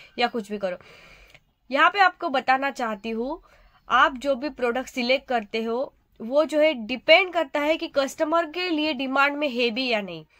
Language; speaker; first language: Hindi; native; Hindi